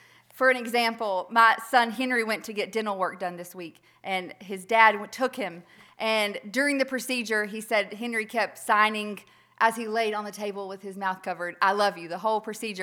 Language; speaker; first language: English; native; English